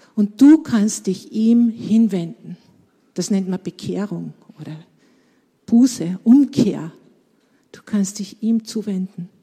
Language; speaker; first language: German; native; German